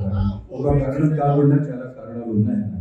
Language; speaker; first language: Telugu; non-native, fluent; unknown